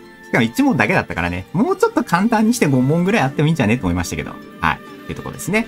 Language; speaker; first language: Japanese; native; Japanese